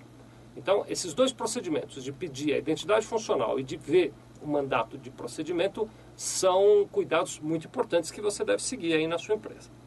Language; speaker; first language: Portuguese; native; Portuguese